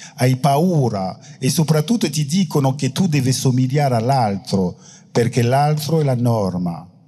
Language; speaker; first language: Italian; non-native, fluent; French